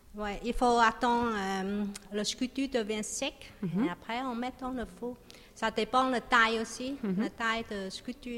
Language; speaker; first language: French; non-native, learner; Chinese